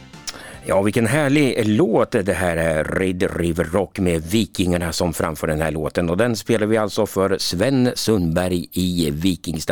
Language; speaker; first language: Swedish; native; Swedish